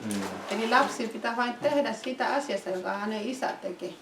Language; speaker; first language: Finnish; non-native, fluent; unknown